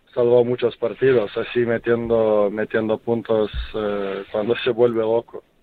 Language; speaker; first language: Spanish; non-native, fluent; Lithuanian